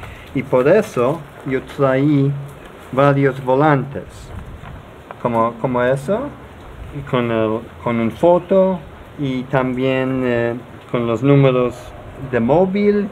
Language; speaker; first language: Spanish; non-native, learner; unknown